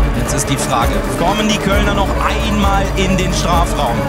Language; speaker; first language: German; native; German